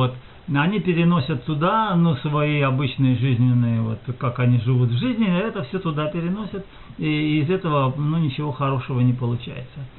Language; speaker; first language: Russian; native; Russian